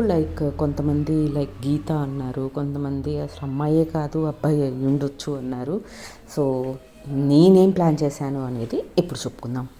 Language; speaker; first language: Telugu; native; Telugu